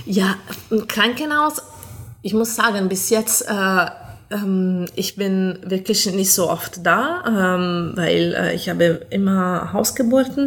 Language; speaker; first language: German; non-native, fluent; Italian